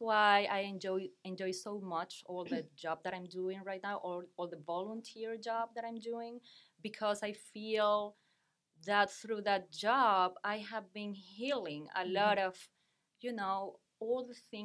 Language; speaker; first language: English; non-native, fluent; Spanish